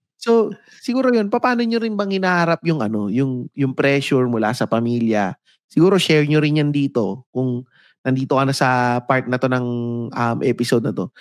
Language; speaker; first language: Filipino; native; Filipino